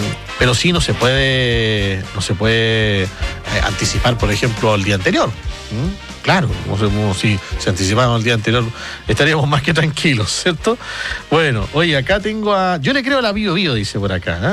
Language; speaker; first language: Spanish; native; Spanish